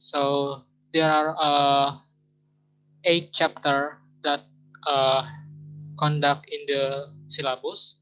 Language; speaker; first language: English; non-native, learner; Indonesian